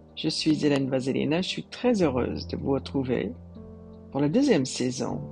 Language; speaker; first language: French; native; French